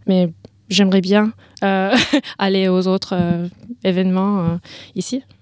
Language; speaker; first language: French; non-native, learner; English